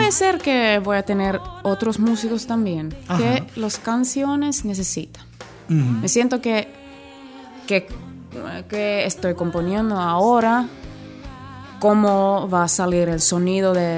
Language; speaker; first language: Spanish; non-native, learner; Finnish